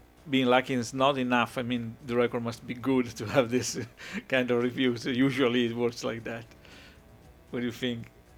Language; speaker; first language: English; non-native, fluent; Italian